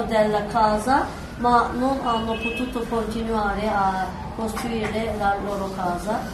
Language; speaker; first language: Italian; non-native, learner; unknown